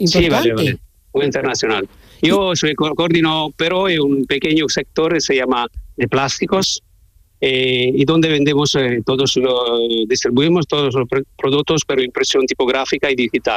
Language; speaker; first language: Spanish; non-native, learner; Italian